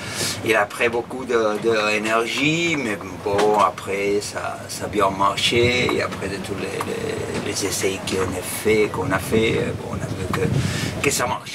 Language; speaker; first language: French; non-native, fluent; Spanish